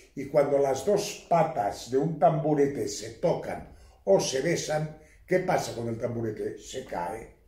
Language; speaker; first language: Spanish; native; Spanish